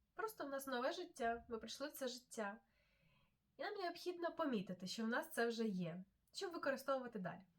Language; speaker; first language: Ukrainian; non-native, local second language; Russian